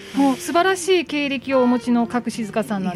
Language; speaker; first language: Japanese; native; Japanese